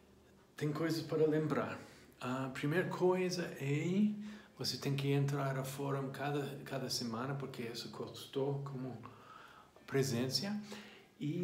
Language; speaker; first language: Portuguese; non-native, fluent; English